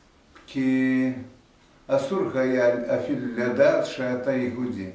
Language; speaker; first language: Hebrew; non-native, fluent; Russian